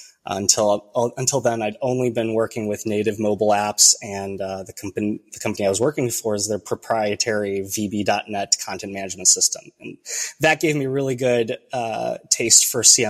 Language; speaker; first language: English; early bilingual, other home language; Romanian